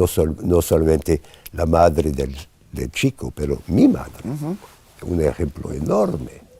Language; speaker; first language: Spanish; non-native, fluent; English